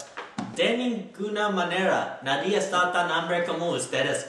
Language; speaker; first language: Spanish; non-native, learner; English